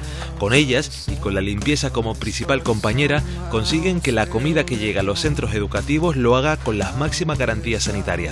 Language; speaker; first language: Spanish; native; Spanish